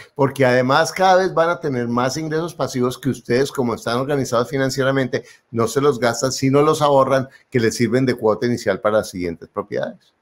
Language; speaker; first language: Spanish; native; Spanish